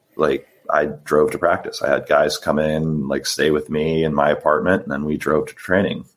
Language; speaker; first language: English; native; English